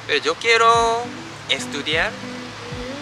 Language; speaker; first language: Spanish; non-native, learner; Japanese